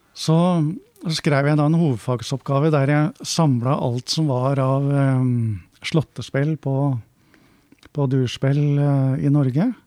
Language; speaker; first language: Norwegian; native; Norwegian